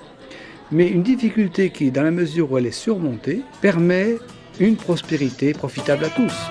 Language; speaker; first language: French; native; French